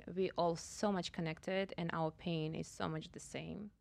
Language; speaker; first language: English; non-native, fluent; Russian